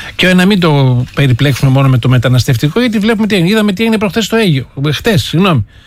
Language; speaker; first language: Greek; native; Greek